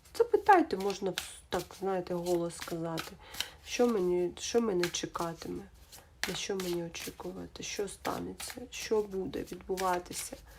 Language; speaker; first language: Ukrainian; non-native, local second language; Russian